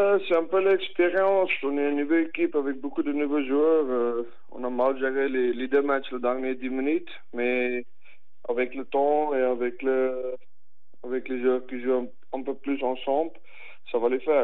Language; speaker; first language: French; non-native, fluent; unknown